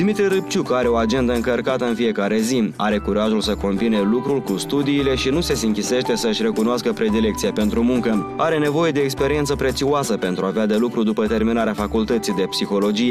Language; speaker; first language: Romanian; native; Romanian